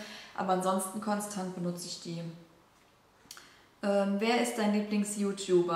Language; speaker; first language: German; native; German